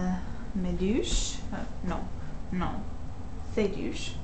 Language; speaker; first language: French; non-native, learner; English